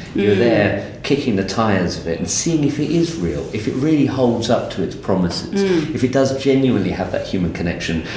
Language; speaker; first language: English; native; English